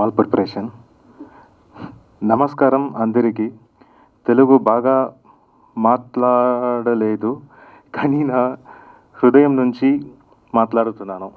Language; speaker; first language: Telugu; non-native, learner; Kannada